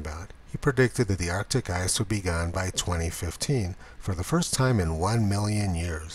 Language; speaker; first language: English; native; English